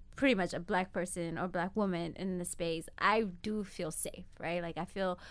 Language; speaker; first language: English; non-native, fluent; Amharic